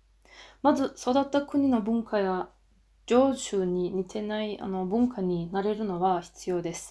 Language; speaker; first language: Japanese; non-native, fluent; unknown